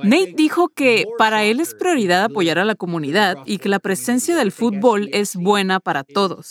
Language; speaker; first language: Spanish; native; Spanish